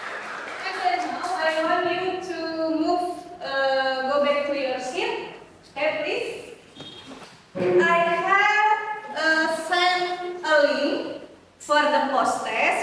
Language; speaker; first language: English; non-native, learner; Indonesian